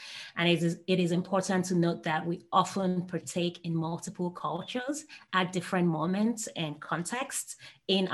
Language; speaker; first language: English; non-native, local second language; Igbo